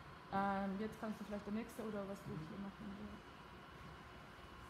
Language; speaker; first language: German; early bilingual, other home language; Russian